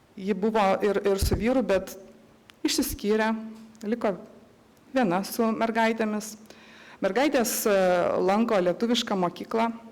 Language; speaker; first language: Lithuanian; native; Lithuanian